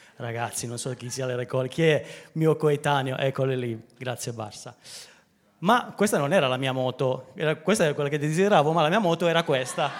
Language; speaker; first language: Italian; native; Italian